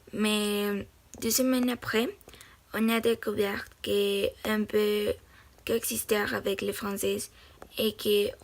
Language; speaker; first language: French; non-native, learner; Spanish